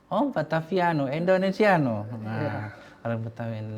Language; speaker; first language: Indonesian; native; Indonesian